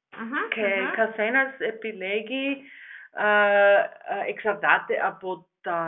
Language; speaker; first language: Greek; non-native, fluent; German